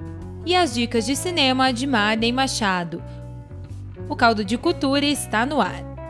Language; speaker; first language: Portuguese; native; Portuguese